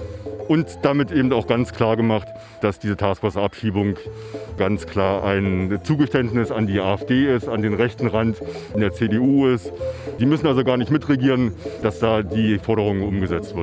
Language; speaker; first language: German; native; German